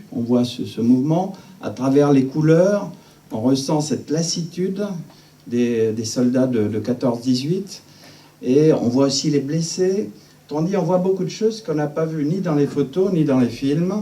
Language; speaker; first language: French; native; French